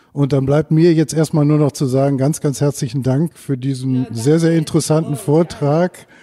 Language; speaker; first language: German; native; German